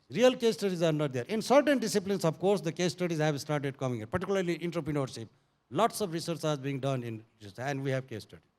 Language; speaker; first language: English; non-native, local second language; Nepali